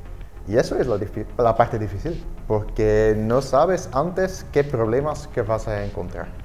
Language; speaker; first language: Spanish; non-native, fluent; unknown